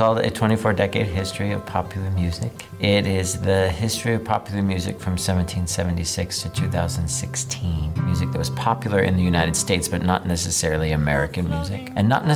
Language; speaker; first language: English; native; English